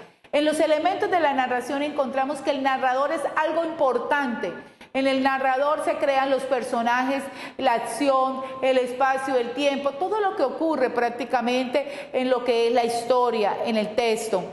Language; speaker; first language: Spanish; native; Spanish